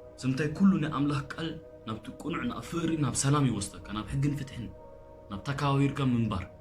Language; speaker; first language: Tigrinya; early bilingual, heritage; Tigrinya